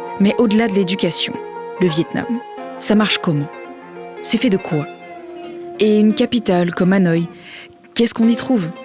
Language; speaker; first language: French; native; French